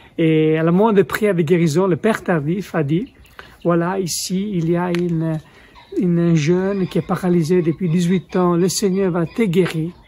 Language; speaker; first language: French; non-native, fluent; Italian